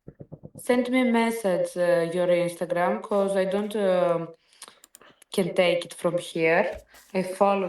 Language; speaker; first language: English; non-native, learner; Greek